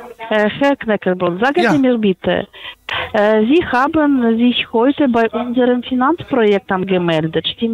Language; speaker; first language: German; non-native, fluent; Polish